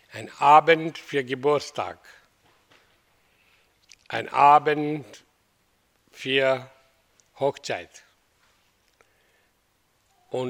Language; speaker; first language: German; non-native, learner; Hindi